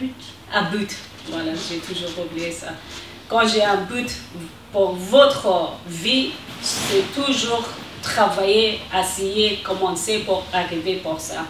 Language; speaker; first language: French; non-native, learner; Persian